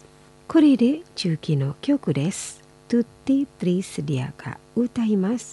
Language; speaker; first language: Japanese; non-native, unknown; Indonesian